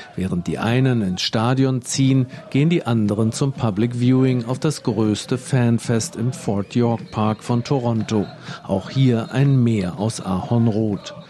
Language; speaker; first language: German; native; German